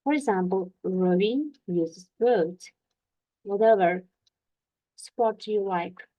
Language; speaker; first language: English; non-native, learner; Kazakh